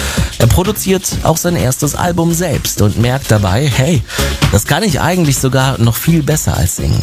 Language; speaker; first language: German; native; German